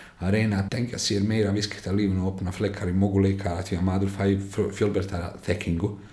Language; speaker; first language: Icelandic; non-native, fluent; Bosnian